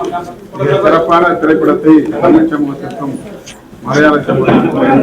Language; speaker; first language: Tamil; native; Tamil